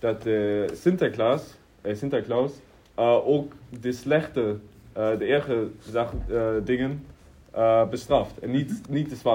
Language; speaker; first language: Dutch; non-native, learner; German